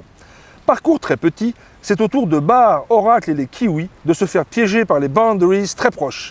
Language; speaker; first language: French; native; French